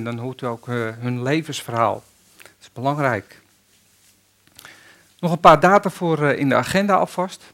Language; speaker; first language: Dutch; native; Dutch